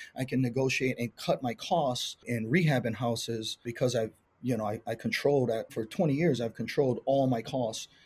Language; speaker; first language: English; native; English